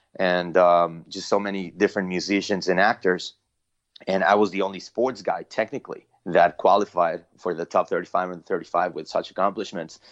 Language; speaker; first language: English; non-native, fluent; Spanish